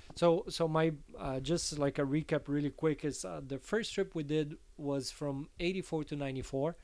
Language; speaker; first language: English; non-native, fluent; Portuguese